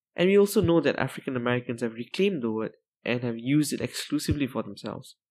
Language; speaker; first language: English; non-native, local second language; Tamil